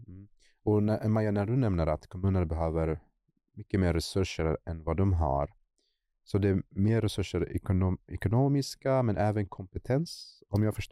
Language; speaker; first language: Swedish; non-native, fluent; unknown